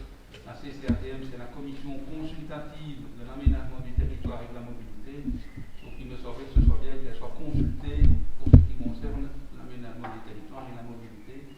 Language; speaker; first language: French; native; French